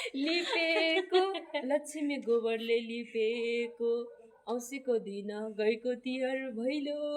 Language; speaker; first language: Nepali; non-native, local second language; Eastern Tamang